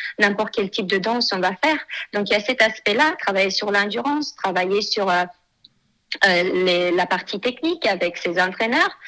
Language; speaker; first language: French; non-native, fluent; Romanian